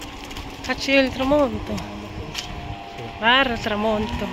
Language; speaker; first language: Italian; non-native, learner; Cebuano